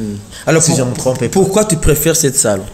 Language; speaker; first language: French; non-native, local second language; Rundi